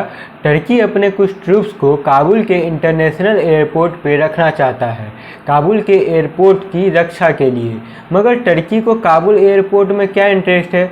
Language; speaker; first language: Hindi; native; Hindi